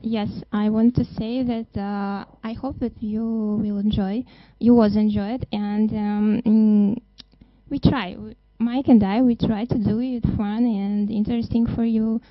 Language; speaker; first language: English; non-native, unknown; Russian